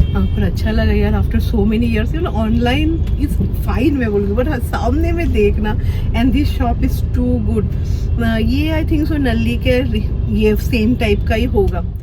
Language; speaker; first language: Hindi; non-native, local second language; Bangla